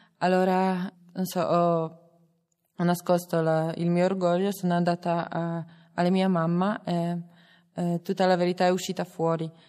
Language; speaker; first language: Italian; non-native, fluent; Polish